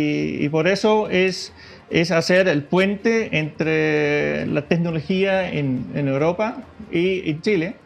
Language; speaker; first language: Spanish; non-native, fluent; Dutch